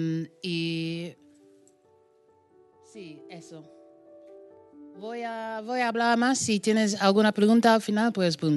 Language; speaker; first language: Spanish; non-native, fluent; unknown